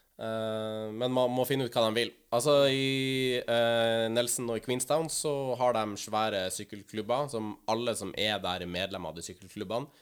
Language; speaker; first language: Norwegian; native; Norwegian